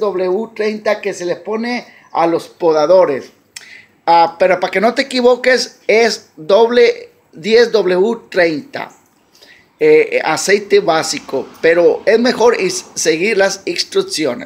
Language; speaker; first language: Spanish; early bilingual, heritage; Spanish